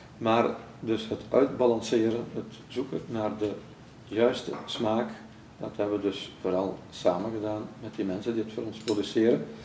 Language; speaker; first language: Dutch; native; Dutch